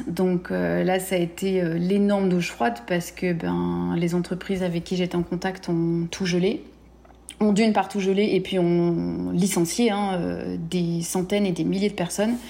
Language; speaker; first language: French; native; French